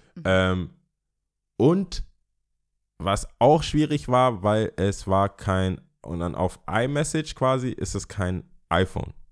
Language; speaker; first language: German; early bilingual, other home language; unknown